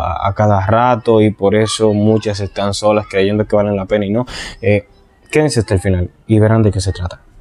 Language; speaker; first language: Spanish; native; Spanish